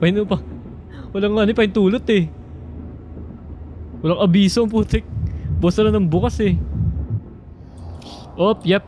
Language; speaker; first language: Filipino; native; Filipino